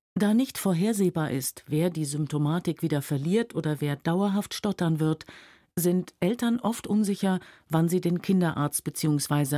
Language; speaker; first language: German; native; German